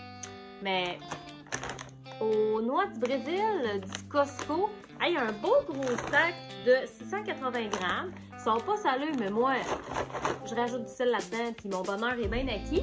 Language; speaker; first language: French; native; French